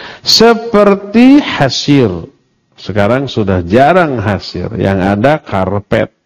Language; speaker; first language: Indonesian; non-native, local second language; Sundanese